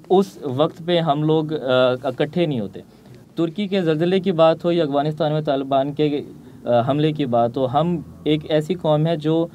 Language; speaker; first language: Urdu; non-native, local second language; Punjabi